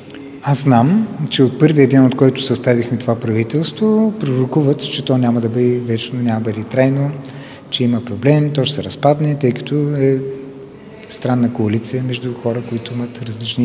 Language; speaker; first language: Bulgarian; native; Bulgarian